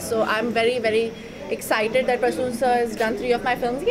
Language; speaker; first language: English; non-native, local second language; Hindi